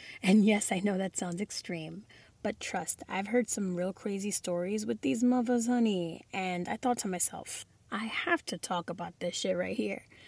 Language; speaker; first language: English; early bilingual, other home language; Spanish